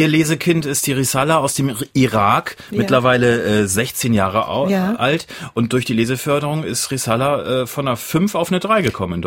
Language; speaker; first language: German; native; German